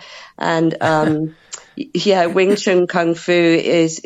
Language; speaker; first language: English; native; English